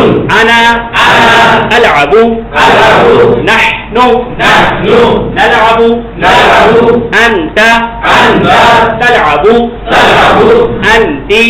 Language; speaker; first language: Arabic; non-native, fluent; Bangla